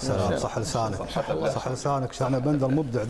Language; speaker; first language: Arabic; native; Arabic